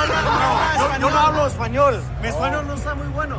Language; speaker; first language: Spanish; early bilingual, heritage; Spanish